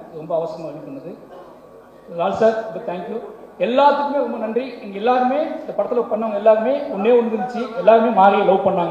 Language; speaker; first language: Tamil; native; Tamil